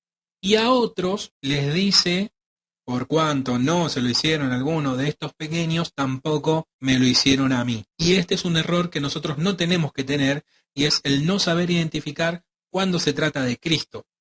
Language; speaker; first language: Spanish; native; Spanish